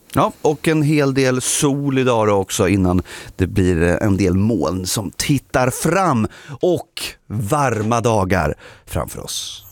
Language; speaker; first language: Swedish; native; Swedish